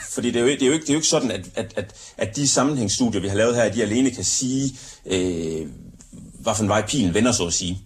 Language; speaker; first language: Danish; native; Danish